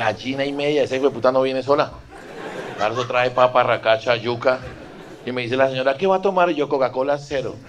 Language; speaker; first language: Spanish; native; Spanish